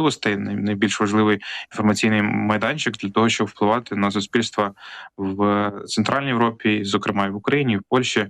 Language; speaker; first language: Ukrainian; native; Ukrainian